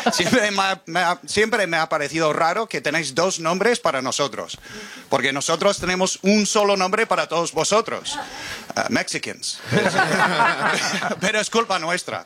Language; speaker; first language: Spanish; non-native, fluent; English